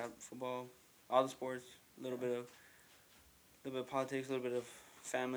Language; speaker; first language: English; early bilingual, other home language; Spanish